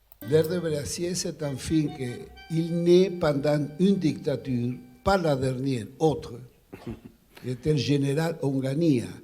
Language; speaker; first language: French; non-native, fluent; Spanish